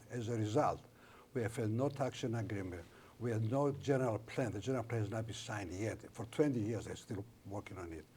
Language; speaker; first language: English; non-native, fluent; Greek